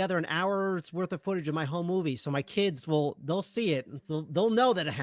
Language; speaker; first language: English; native; English